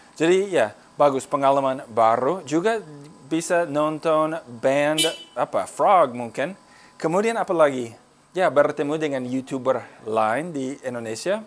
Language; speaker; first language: Indonesian; non-native, fluent; English